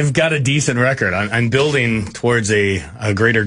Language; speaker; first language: English; native; English